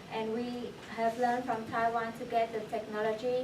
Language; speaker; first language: English; non-native, fluent; Vietnamese